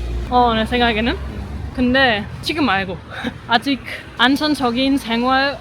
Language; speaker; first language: Korean; non-native, fluent; German